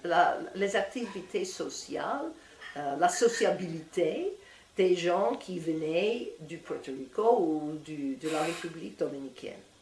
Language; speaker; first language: French; non-native, fluent; English